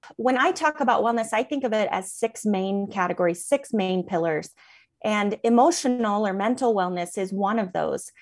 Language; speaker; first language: English; native; English